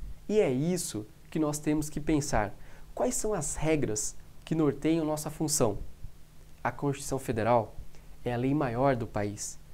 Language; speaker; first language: Portuguese; native; Portuguese